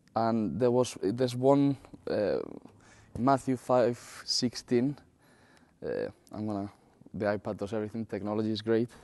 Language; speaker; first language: English; non-native, fluent; Spanish